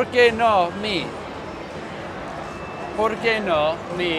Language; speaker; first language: Spanish; non-native, learner; English